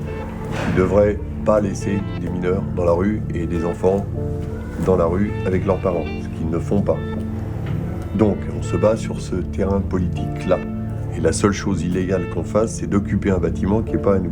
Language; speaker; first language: French; native; French